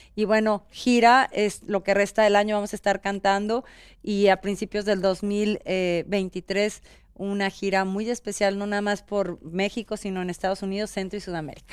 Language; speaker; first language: Spanish; native; Spanish